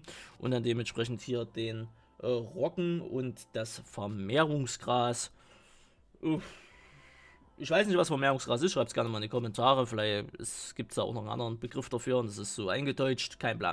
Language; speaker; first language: German; native; German